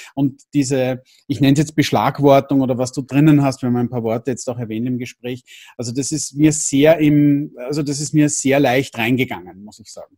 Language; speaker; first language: German; native; German